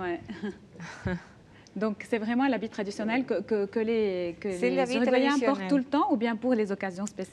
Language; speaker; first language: French; non-native, local second language; Arabic